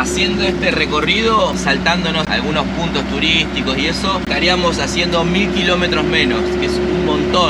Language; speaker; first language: Spanish; native; Spanish